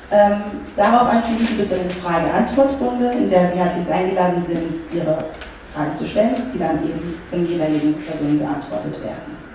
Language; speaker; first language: German; native; German